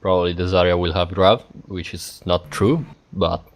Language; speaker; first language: English; non-native, fluent; Italian